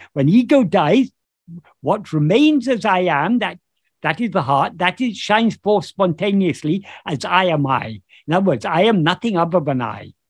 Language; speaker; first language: English; native; English